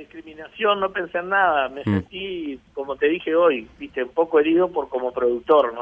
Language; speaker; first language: Spanish; native; Spanish